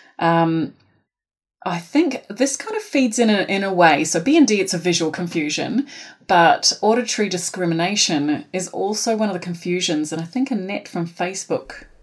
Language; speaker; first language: English; native; English